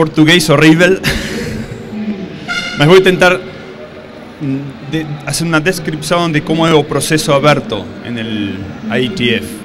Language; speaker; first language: Portuguese; non-native, learner; Spanish